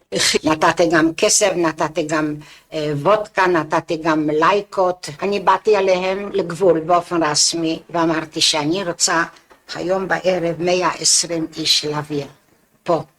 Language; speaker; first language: Hebrew; non-native, fluent; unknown